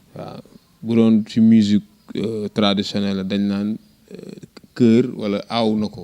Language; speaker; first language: Wolof; native; Wolof